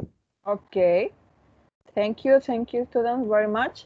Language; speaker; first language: English; non-native, learner; Spanish